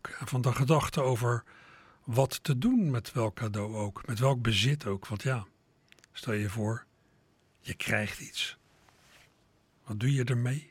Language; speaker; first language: Dutch; native; Dutch